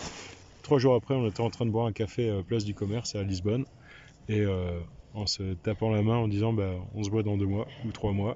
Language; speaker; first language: French; native; French